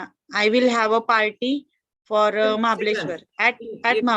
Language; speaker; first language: English; non-native, learner; Marathi